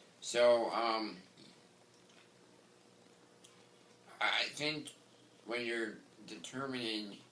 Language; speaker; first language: English; native; English